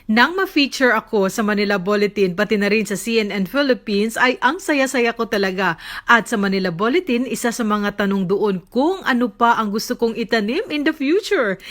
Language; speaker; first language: Filipino; native; Filipino